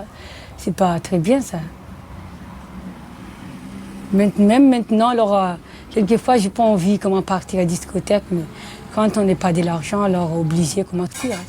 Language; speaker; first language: French; non-native, learner; Malagasy